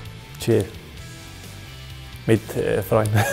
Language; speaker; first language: German; non-native, learner; Spanish